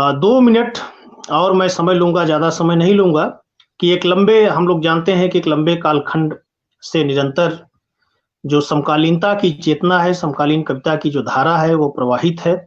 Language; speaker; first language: Hindi; native; Hindi